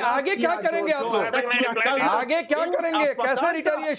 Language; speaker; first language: Hindi; native; Hindi